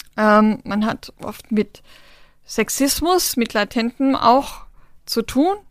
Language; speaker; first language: German; non-native, local second language; Romany